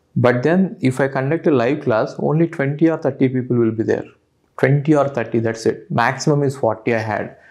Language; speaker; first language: English; non-native, local second language; Telugu